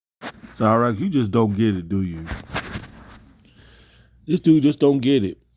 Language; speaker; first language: English; native; English